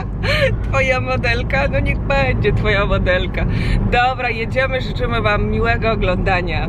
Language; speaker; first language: Polish; native; Polish